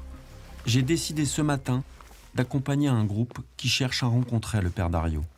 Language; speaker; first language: French; native; French